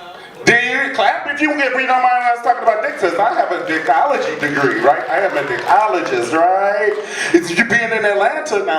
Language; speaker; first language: English; native; English